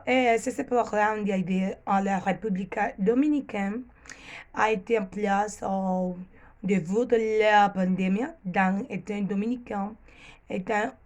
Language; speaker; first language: French; non-native, learner; Spanish